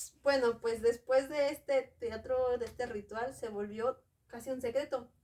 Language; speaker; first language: Spanish; native; Spanish